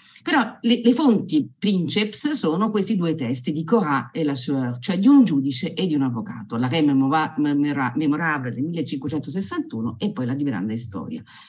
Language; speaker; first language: Italian; native; Italian